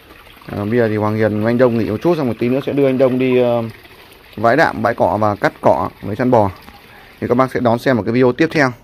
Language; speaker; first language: Vietnamese; native; Vietnamese